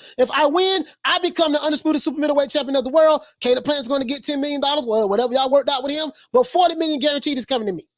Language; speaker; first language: English; native; English